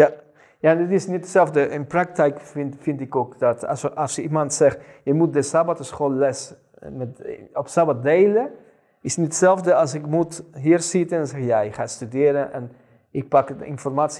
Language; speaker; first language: Dutch; non-native, fluent; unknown